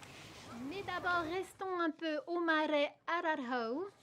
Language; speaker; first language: French; native; French